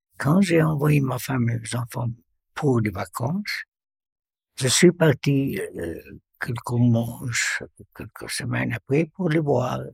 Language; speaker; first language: French; non-native, local second language; Arabic